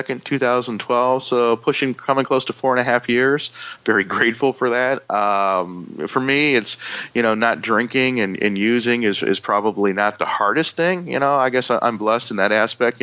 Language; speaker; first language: English; native; English